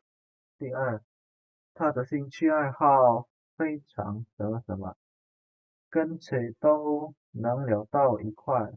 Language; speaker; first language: Chinese; non-native, fluent; Indonesian